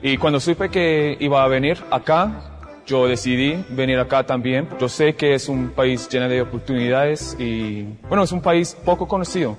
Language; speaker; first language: Spanish; non-native, fluent; English